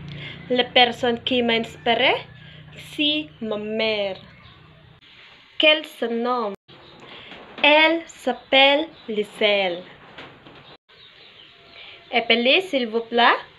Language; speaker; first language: French; non-native, learner; Filipino